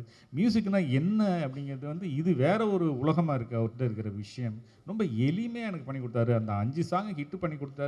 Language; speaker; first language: Tamil; native; Tamil